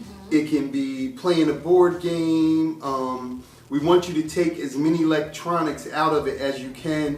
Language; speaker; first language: English; native; English